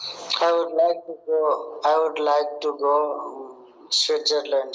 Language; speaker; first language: English; non-native, learner; Hindi